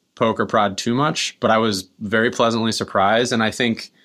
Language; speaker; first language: English; native; English